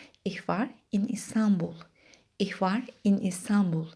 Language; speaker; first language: German; non-native, fluent; Turkish